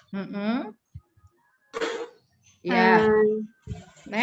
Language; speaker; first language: English; non-native, learner; Indonesian